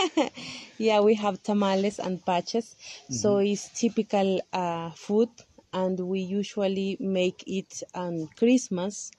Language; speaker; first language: English; non-native, learner; Kaqchikel